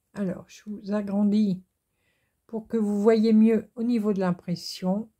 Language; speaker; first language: French; native; French